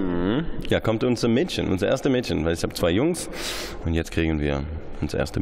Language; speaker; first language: German; non-native, fluent; English